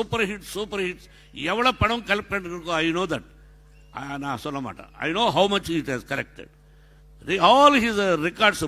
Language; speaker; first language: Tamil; non-native, learner; Telugu